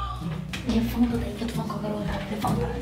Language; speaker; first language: Portuguese; native; Portuguese